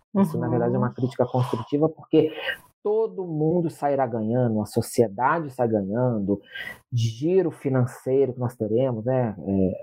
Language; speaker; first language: Portuguese; native; Portuguese